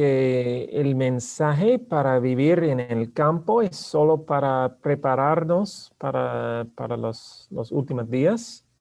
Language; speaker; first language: Spanish; non-native, learner; English